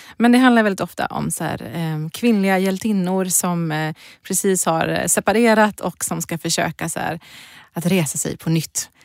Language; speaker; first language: Swedish; early bilingual, other home language; Persian